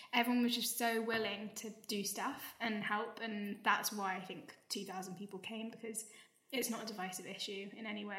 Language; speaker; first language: English; native; English